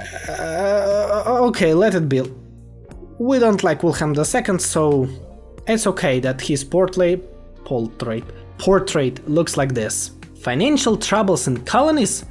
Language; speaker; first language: English; non-native, fluent; Ukrainian